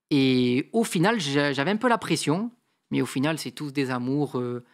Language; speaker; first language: French; native; French